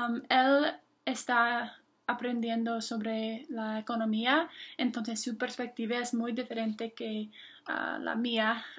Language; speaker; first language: Spanish; non-native, fluent; English